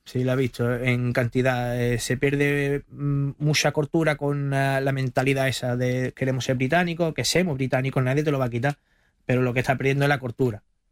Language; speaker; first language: Spanish; early bilingual, heritage; Spanish